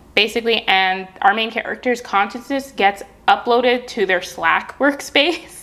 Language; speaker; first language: English; native; English